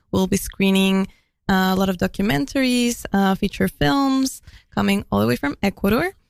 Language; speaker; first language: English; non-native, fluent; Spanish